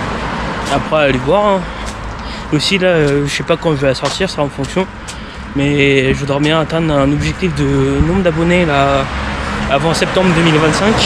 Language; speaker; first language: French; native; French